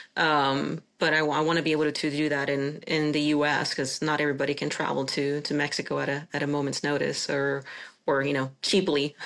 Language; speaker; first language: English; non-native, fluent; Spanish